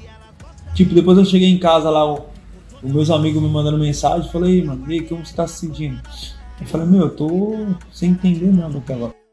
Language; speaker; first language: Portuguese; native; Portuguese